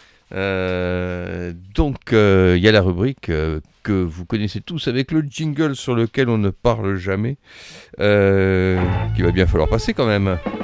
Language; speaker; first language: French; native; French